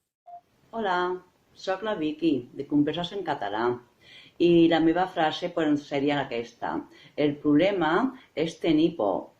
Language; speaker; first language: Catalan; non-native, local second language; Spanish